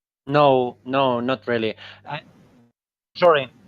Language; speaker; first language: English; non-native, fluent; Spanish